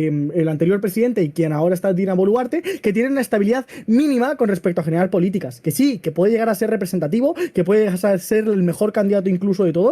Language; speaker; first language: Spanish; native; Spanish